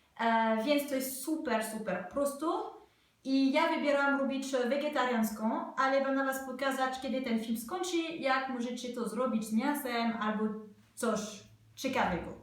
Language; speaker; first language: Polish; non-native, learner; French